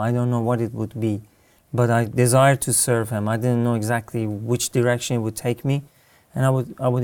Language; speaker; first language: English; non-native, fluent; Persian